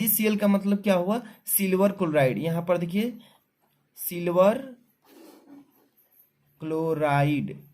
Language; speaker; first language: Hindi; native; Hindi